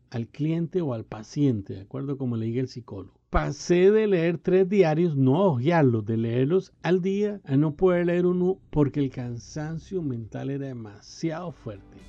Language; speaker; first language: Spanish; native; Spanish